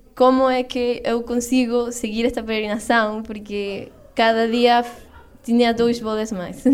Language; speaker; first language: Portuguese; non-native, learner; Spanish